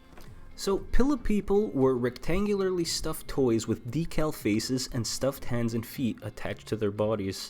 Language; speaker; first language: English; native; English